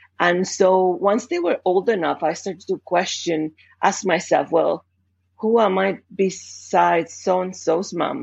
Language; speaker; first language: English; non-native, fluent; Spanish